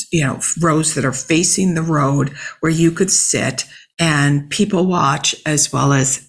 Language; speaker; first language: English; native; English